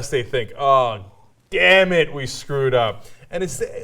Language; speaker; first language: English; native; English